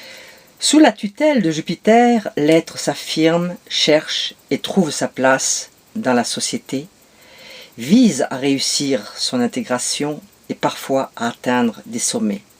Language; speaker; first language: French; native; French